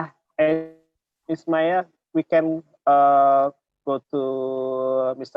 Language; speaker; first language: English; non-native, learner; Indonesian